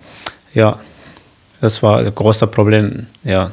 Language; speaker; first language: German; non-native, learner; Arabic